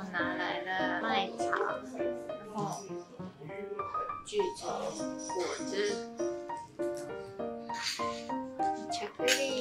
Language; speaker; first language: Chinese; early bilingual, heritage; Japanese